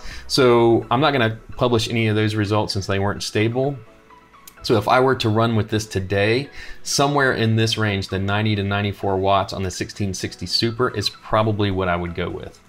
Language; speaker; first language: English; native; English